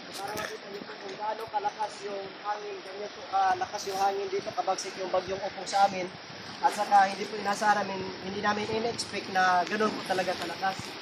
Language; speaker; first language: Filipino; non-native, local second language; Masbatenyo